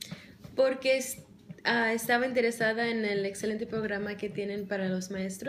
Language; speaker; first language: Spanish; early bilingual, heritage; Spanish